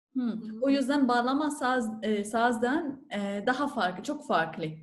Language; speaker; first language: Turkish; non-native, learner; Arabic